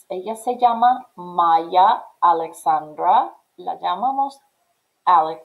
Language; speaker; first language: Spanish; non-native, fluent; English